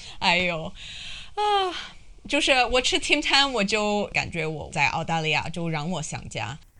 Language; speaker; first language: Chinese; non-native, fluent; English